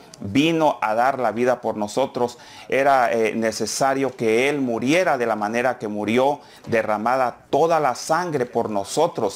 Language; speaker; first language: Spanish; native; Spanish